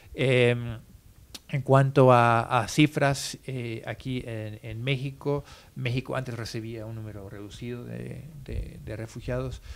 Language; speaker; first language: Spanish; non-native, fluent; English